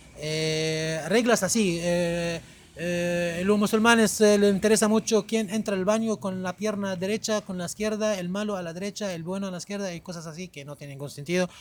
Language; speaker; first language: Spanish; non-native, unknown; Arabic